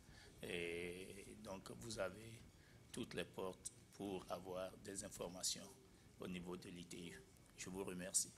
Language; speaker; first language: French; non-native, local second language; Ewe